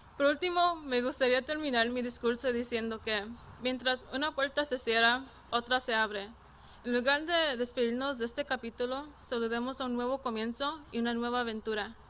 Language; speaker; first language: Spanish; early bilingual, other home language; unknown